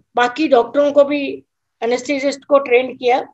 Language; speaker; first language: Hindi; native; Hindi